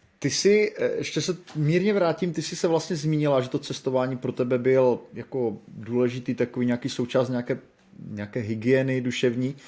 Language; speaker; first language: Czech; native; Czech